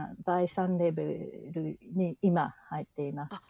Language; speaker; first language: Japanese; early bilingual, other home language; English